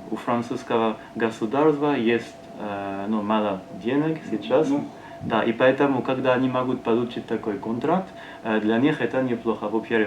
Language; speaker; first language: Russian; non-native, learner; French